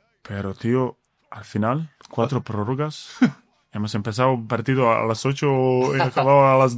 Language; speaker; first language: Spanish; non-native, fluent; Bosnian